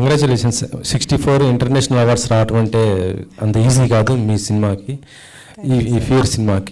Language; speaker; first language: Telugu; native; Telugu